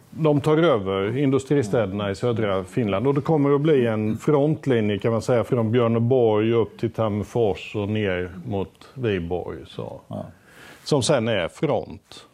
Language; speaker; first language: Swedish; native; Swedish